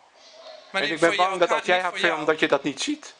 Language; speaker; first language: Dutch; native; Dutch